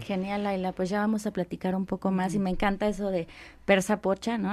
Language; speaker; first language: Spanish; native; Spanish